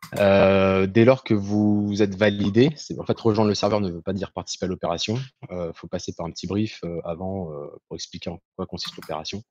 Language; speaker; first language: French; native; French